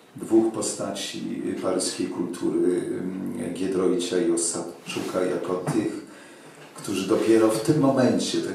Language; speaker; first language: Polish; native; Polish